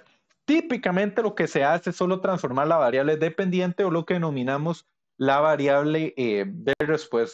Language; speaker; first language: Spanish; native; Spanish